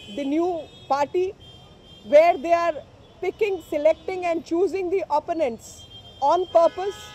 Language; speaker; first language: English; non-native, local second language; Hindi